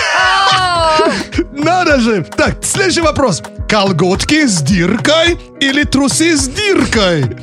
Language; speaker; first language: Russian; non-native, fluent; Yoruba